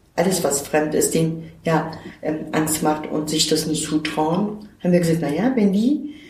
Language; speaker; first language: German; non-native, fluent; Turkish